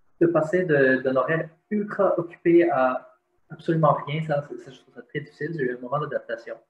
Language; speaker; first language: French; early bilingual, other home language; Arabic